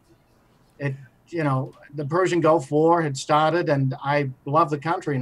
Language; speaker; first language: English; native; English